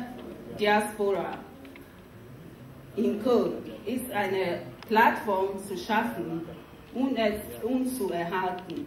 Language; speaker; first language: German; non-native, fluent; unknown